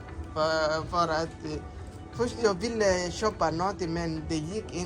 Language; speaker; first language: Swedish; non-native, learner; Somali